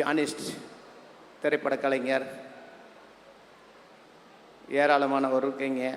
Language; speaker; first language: Tamil; native; Tamil